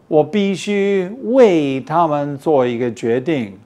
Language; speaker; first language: Chinese; non-native, fluent; English